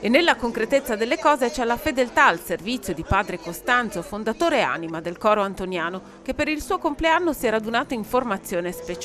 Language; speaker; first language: Italian; native; Italian